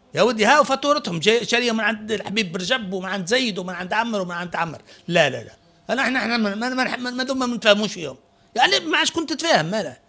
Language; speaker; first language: Arabic; native; Arabic